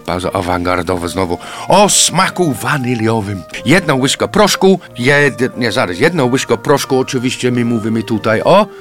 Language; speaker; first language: Polish; non-native, fluent; English